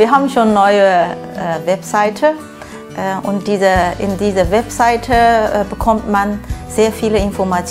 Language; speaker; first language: German; non-native, fluent; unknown